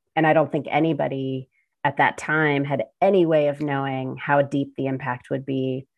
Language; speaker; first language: English; native; English